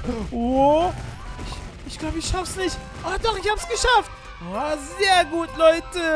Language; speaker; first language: German; native; German